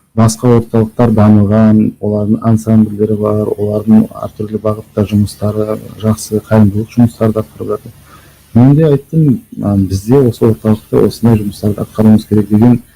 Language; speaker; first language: Kazakh; non-native, local second language; Uzbek